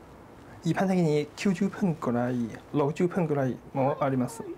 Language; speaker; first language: Japanese; non-native, learner; Chinese